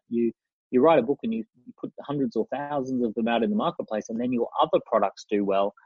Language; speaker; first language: English; native; English